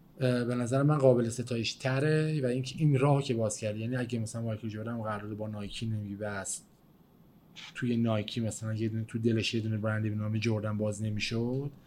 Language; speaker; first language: Persian; native; Persian